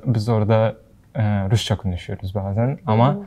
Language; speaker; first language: Turkish; non-native, learner; Kazakh